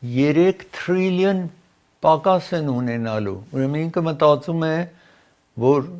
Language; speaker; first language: Armenian; native; Armenian